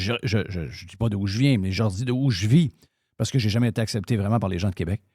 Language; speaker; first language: French; native; French